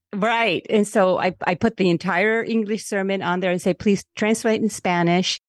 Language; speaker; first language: English; non-native, local second language; Spanish